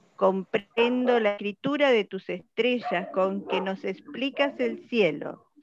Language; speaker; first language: Spanish; native; Spanish